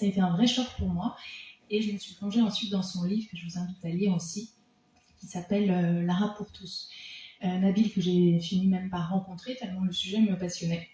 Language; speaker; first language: French; native; French